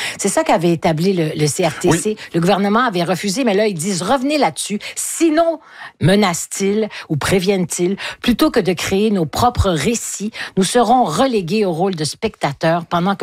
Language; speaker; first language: French; native; French